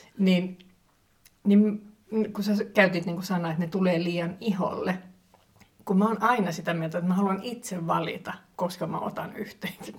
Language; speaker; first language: Finnish; non-native, local second language; Swedish